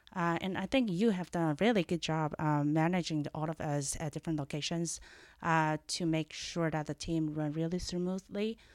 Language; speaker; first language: English; non-native, fluent; Chinese